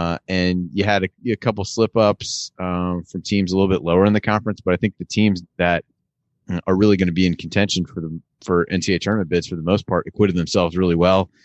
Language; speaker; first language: English; native; English